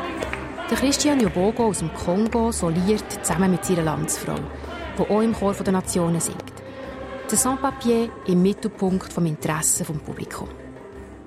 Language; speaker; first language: German; native; German